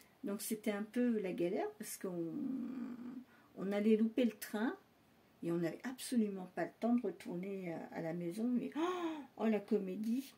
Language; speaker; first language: French; native; French